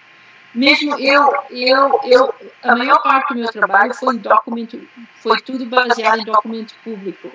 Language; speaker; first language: Portuguese; early bilingual, heritage; Portuguese